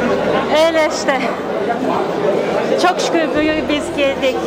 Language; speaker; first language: Turkish; non-native, learner; Japanese